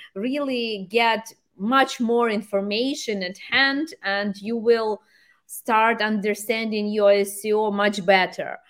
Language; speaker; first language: English; non-native, fluent; Ukrainian